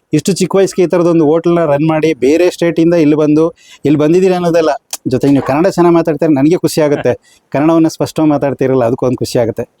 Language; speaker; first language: Kannada; native; Kannada